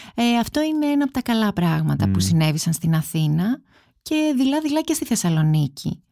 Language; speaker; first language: Greek; native; Greek